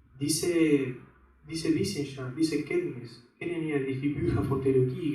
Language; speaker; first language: German; non-native, fluent; Spanish